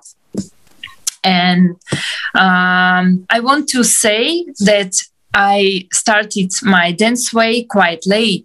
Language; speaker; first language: English; non-native, fluent; Ukrainian